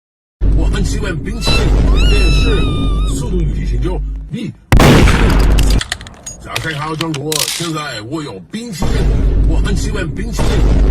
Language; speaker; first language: Chinese; non-native, learner; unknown